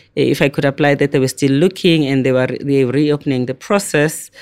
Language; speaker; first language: English; non-native, local second language; Zulu